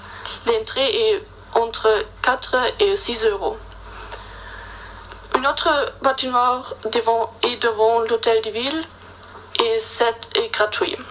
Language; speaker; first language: French; non-native, learner; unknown